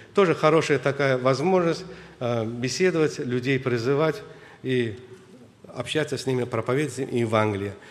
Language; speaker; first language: Russian; non-native, local second language; Azerbaijani